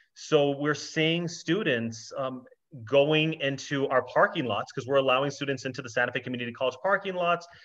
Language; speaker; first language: English; native; English